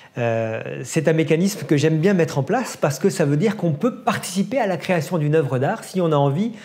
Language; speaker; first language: French; native; French